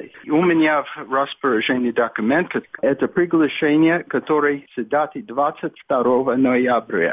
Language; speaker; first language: Russian; non-native, fluent; English